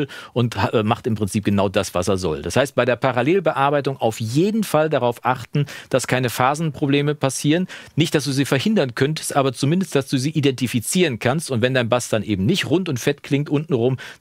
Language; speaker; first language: German; native; German